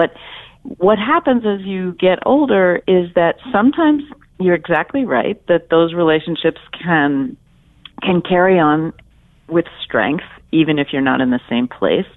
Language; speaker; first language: English; native; English